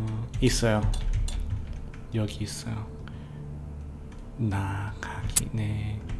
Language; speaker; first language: Korean; non-native, learner; English